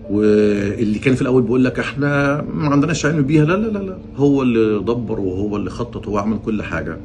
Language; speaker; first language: Arabic; native; Arabic